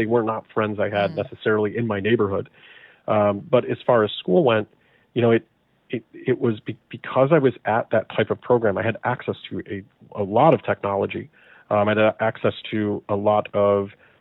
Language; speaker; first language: English; native; English